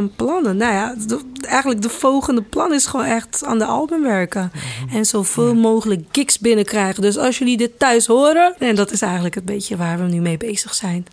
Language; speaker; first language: Dutch; non-native, fluent; Kabuverdianu